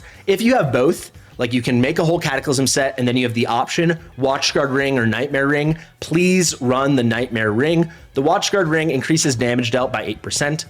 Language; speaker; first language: English; native; English